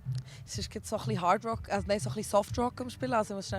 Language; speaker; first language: German; early bilingual, other home language; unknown